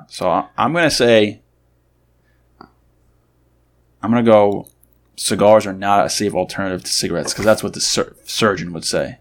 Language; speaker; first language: English; native; English